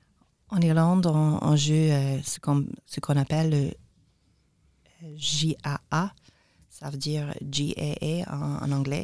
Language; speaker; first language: French; non-native, learner; English